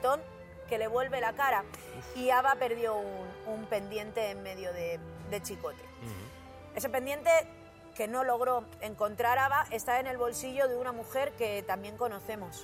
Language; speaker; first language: Spanish; native; Spanish